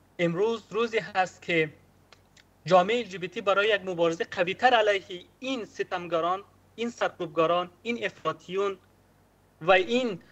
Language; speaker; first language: Persian; native; Persian